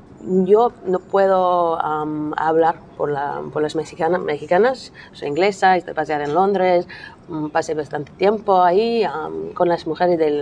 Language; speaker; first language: Spanish; non-native, learner; English